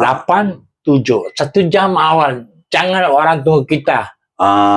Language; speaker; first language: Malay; non-native, local second language; Tamil